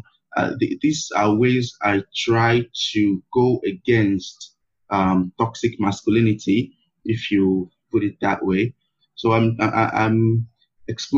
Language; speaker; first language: English; non-native, local second language; Igbo